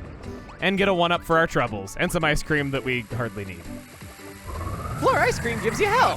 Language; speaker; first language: English; native; English